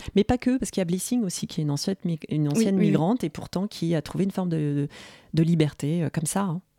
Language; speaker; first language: French; native; French